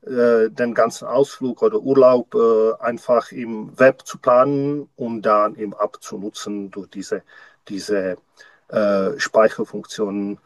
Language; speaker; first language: German; non-native, learner; Czech